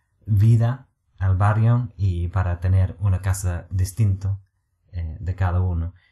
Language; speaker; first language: Spanish; non-native, fluent; English